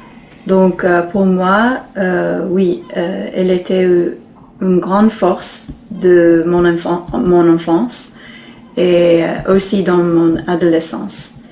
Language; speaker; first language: French; non-native, learner; English